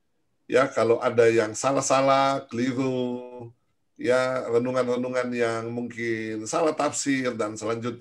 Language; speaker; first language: Indonesian; native; Indonesian